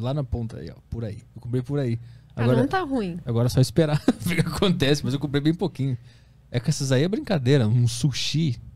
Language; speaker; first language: Portuguese; native; Portuguese